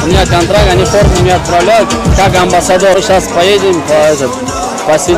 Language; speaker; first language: Russian; non-native, local second language; Tajik